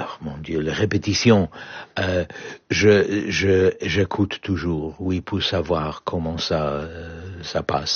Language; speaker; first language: French; non-native, fluent; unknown